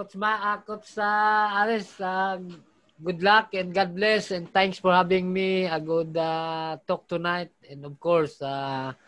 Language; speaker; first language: English; non-native, local second language; Filipino